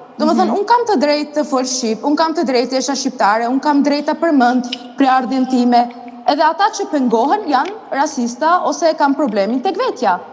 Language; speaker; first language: Albanian; early bilingual, heritage; Albanian